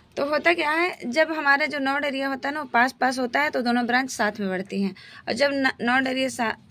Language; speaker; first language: Hindi; native; Hindi